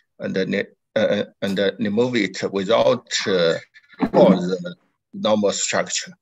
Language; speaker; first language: English; non-native, learner; Chinese